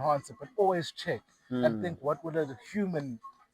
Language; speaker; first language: English; non-native, local second language; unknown